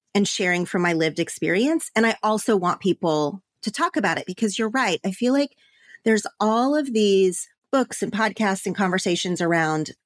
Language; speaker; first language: English; native; English